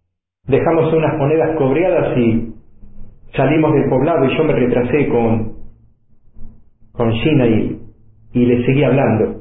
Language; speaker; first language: Spanish; native; Spanish